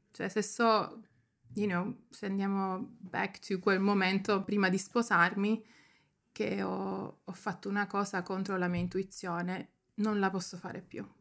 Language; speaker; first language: Italian; early bilingual, heritage; Italian